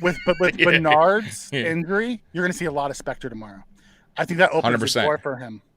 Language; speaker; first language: English; native; English